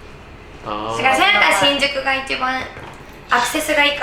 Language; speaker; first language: Japanese; native; Japanese